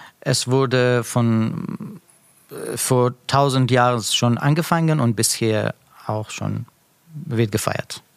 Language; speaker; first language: German; non-native, learner; Persian